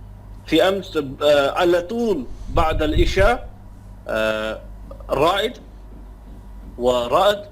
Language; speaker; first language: Arabic; non-native, learner; English